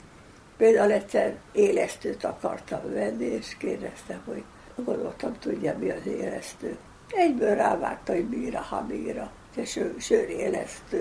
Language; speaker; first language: Hungarian; native; Hungarian